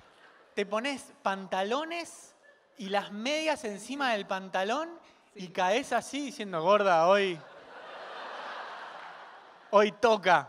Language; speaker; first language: Spanish; native; Spanish